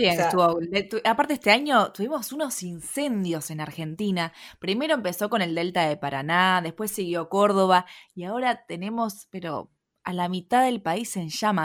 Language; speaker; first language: Spanish; native; Spanish